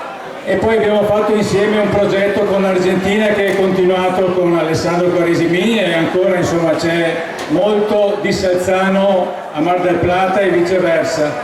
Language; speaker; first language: Italian; native; Italian